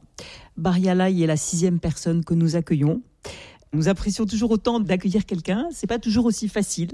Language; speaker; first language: French; native; French